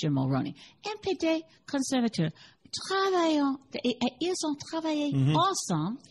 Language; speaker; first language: French; non-native, learner; English